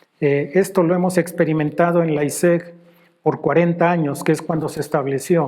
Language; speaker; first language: Spanish; native; Spanish